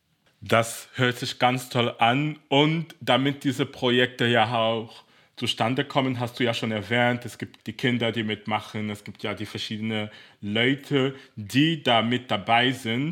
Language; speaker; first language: German; native; German